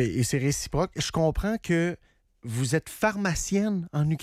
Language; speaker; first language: French; native; French